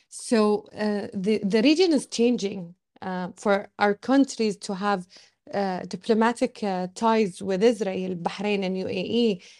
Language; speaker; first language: English; non-native, fluent; Arabic